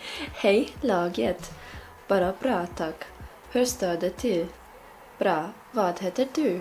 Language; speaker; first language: Swedish; non-native, learner; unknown